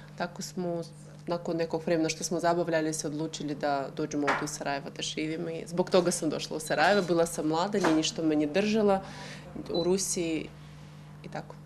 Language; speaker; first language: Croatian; non-native, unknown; Russian